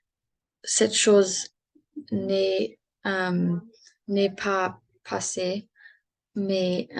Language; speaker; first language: French; non-native, learner; English